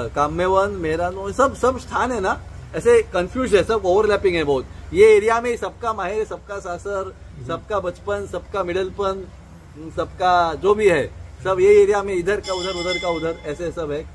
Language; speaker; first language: Hindi; non-native, local second language; Marathi